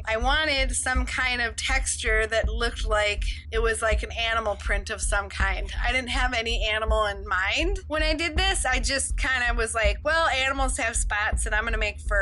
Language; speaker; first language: English; native; English